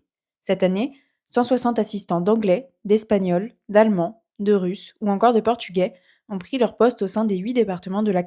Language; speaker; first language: French; native; French